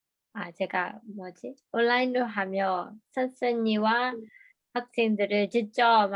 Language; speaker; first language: Korean; non-native, learner; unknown